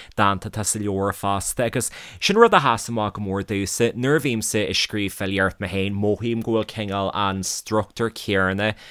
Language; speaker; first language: Irish; native; Irish